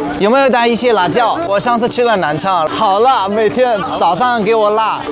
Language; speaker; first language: Chinese; non-native, fluent; Arabic